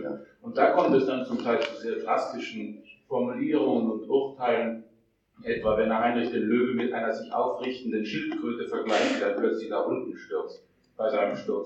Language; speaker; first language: German; native; German